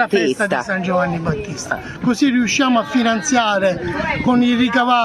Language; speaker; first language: Italian; native; Italian